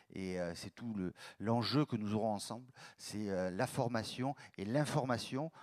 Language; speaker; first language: French; native; French